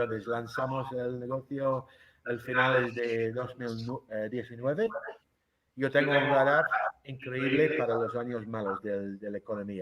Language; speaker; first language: Spanish; non-native, fluent; English